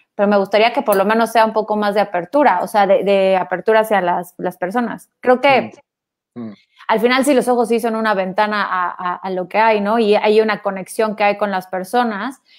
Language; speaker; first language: Spanish; native; Spanish